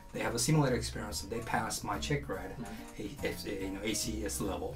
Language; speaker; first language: English; non-native, fluent; Japanese